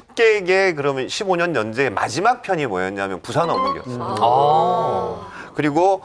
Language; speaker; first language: Korean; native; Korean